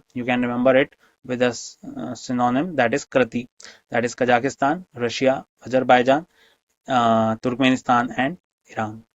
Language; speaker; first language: English; non-native, local second language; Hindi